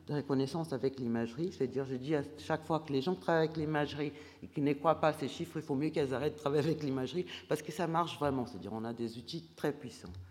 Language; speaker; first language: French; non-native, fluent; Portuguese